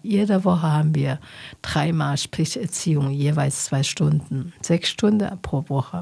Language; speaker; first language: German; non-native, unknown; Chinese